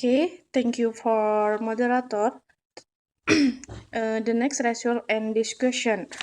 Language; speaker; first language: English; non-native, learner; Indonesian